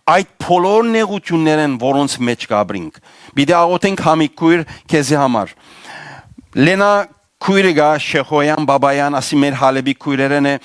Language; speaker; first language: Armenian; native; Armenian